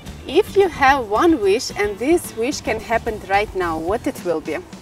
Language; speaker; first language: English; non-native, learner; Russian